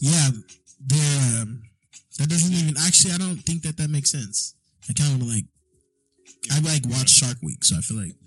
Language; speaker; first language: English; native; English